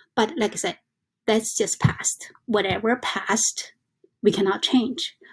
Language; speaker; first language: English; non-native, learner; Chinese